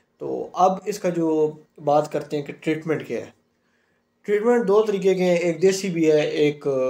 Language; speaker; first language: Urdu; non-native, local second language; Punjabi